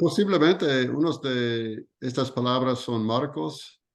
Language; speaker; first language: Spanish; non-native, learner; English